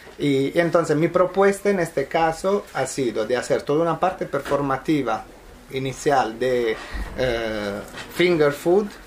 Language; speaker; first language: Spanish; non-native, fluent; Italian